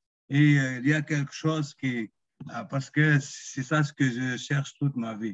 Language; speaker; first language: French; non-native, local second language; Arabic